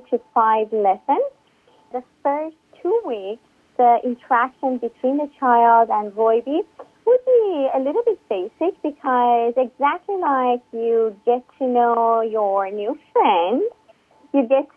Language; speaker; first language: English; non-native, fluent; Persian